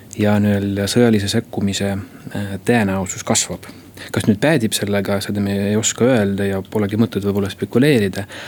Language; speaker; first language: Estonian; non-native, local second language; Russian